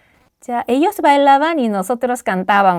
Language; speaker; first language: Spanish; non-native, fluent; Korean